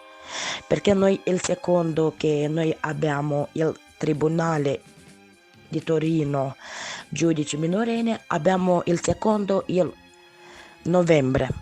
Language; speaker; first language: Italian; non-native, learner; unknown